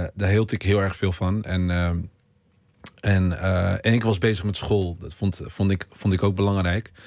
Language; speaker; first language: Dutch; native; Dutch